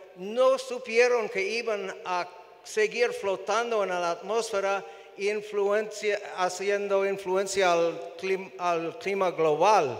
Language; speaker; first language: Spanish; non-native, fluent; English